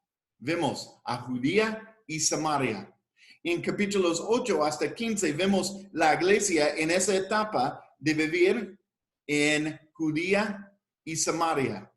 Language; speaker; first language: Spanish; non-native, fluent; English